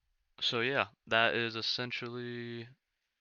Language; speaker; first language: English; native; English